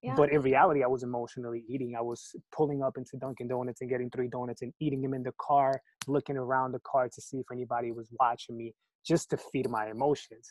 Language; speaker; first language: English; early bilingual, other home language; Spanish